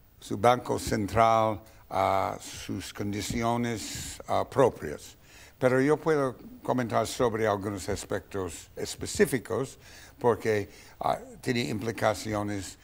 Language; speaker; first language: Spanish; non-native, fluent; English